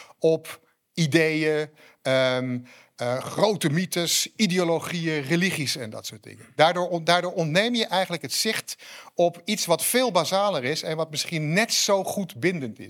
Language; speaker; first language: Dutch; native; Dutch